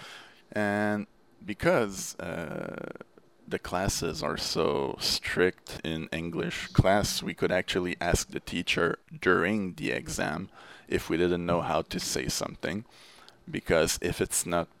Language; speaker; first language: English; non-native, fluent; French